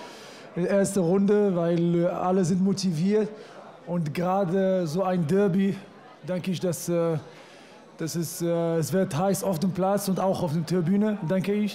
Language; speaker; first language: German; non-native, fluent; Arabic